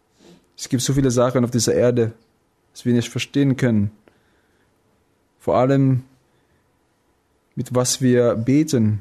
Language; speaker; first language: German; non-native, fluent; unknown